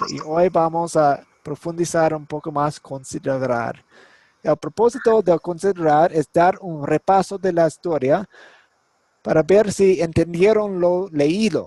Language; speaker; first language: Spanish; non-native, fluent; English